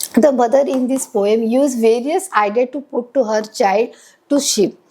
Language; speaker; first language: English; non-native, local second language; Marathi